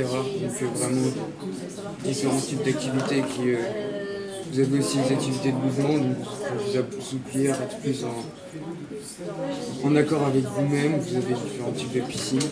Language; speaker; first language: French; native; French